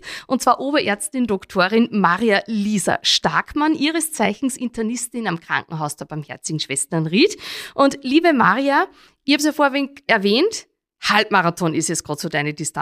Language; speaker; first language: German; native; German